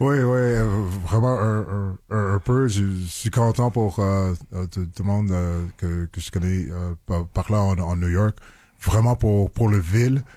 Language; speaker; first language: French; non-native, local second language; English